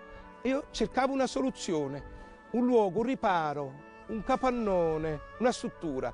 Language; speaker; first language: Italian; native; Italian